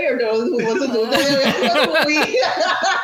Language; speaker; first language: English; non-native, local second language; Filipino